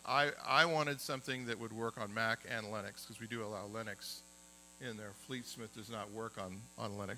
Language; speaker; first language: English; native; English